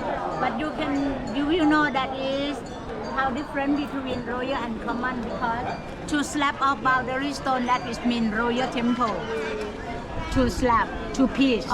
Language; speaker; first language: English; non-native, fluent; Thai